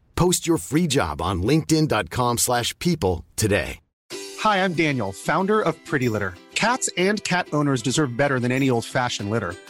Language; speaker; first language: English; early bilingual, other home language; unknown